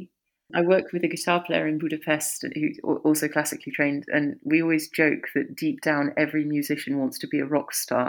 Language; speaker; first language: English; native; English